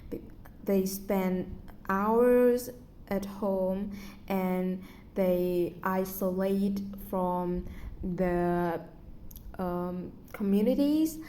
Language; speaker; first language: English; non-native, learner; Vietnamese